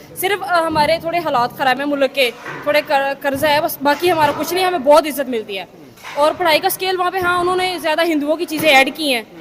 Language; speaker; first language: Urdu; non-native, local second language; Punjabi